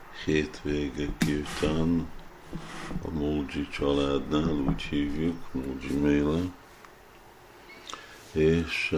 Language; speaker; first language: Hungarian; early bilingual, heritage; Hungarian